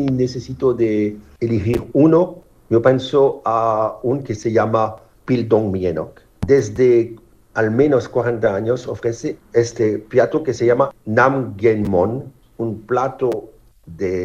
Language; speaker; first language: Spanish; non-native, learner; French